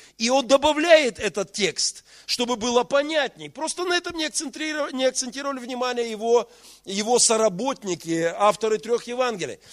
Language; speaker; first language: Russian; native; Russian